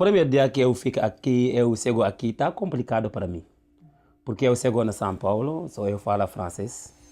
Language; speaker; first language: Portuguese; non-native, learner; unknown